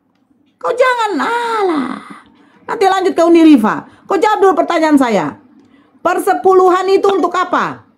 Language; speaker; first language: Indonesian; native; Indonesian